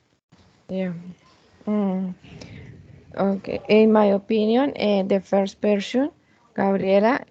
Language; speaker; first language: English; non-native, learner; Spanish